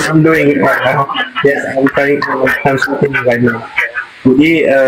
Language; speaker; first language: English; non-native, learner; Indonesian